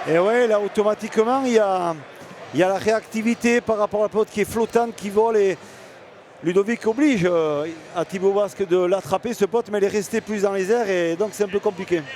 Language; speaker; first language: French; native; French